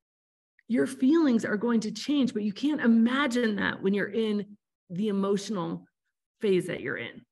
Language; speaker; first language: English; native; English